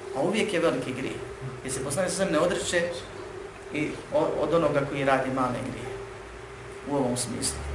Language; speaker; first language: Bosnian; native; Bosnian